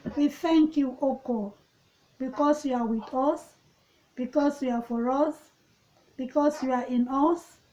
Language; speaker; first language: English; non-native, local second language; Yoruba